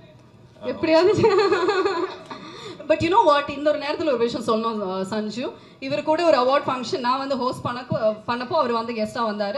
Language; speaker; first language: Tamil; native; Tamil